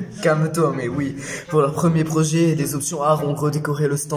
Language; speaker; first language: French; non-native, local second language; Arabic